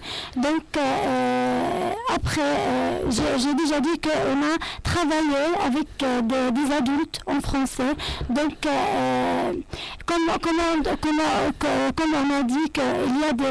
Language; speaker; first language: French; non-native, fluent; Arabic